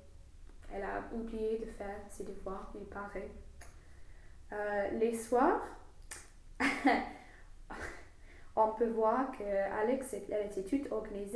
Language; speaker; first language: French; non-native, learner; English